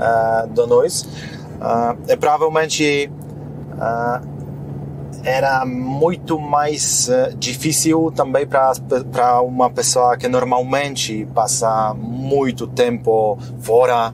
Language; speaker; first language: Portuguese; non-native, fluent; Polish